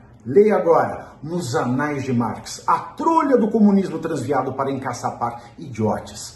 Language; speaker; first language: Portuguese; native; Portuguese